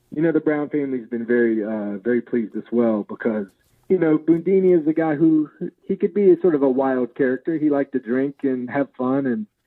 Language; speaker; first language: English; native; English